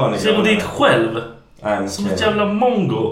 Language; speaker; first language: Swedish; native; Swedish